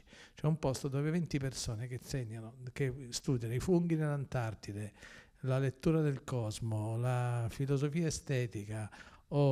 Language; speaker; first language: Italian; native; Italian